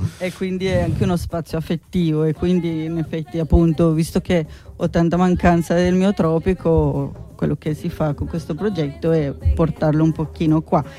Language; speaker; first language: Italian; non-native, fluent; Spanish